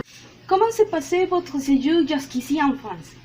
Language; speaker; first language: French; non-native, learner; Spanish